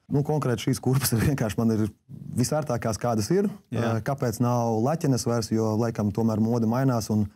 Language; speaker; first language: Latvian; non-native, local second language; Russian